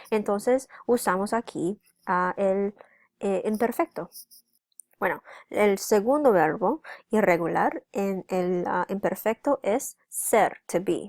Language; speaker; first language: Spanish; non-native, fluent; English